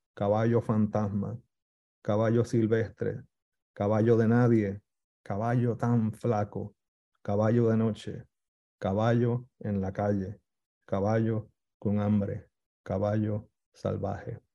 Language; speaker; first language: Spanish; early bilingual, heritage; Spanish